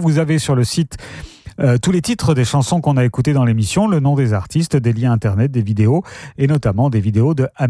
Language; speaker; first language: French; native; French